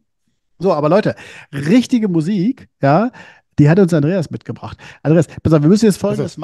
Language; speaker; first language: German; native; German